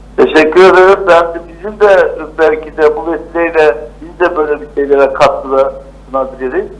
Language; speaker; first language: Turkish; native; Turkish